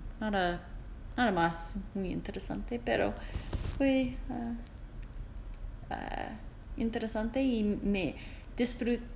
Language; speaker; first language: Spanish; non-native, learner; English